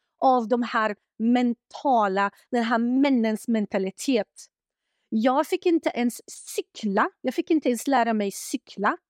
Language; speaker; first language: Swedish; non-native, fluent; Arabic